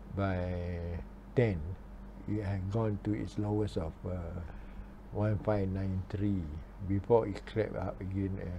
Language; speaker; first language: English; non-native, local second language; Malay